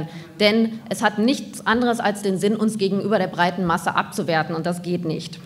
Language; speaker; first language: German; native; German